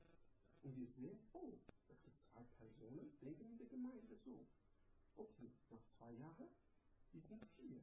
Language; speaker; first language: German; non-native, learner; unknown